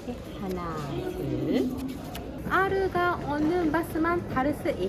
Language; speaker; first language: Korean; non-native, learner; Japanese